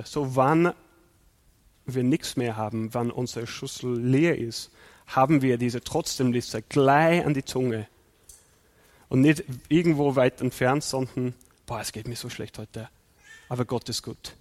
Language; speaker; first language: German; non-native, fluent; English